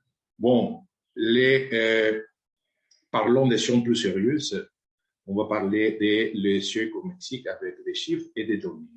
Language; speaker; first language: French; non-native, fluent; Spanish